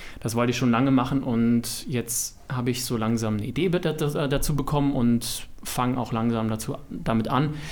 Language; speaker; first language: German; native; German